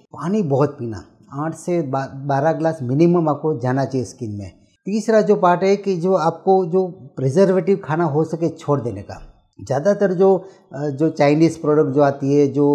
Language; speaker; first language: Hindi; non-native, local second language; Gujarati